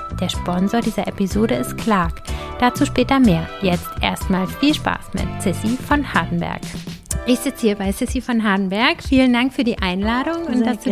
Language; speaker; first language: German; native; German